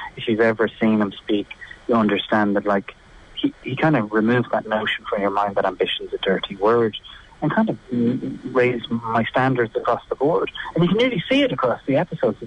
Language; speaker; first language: English; native; English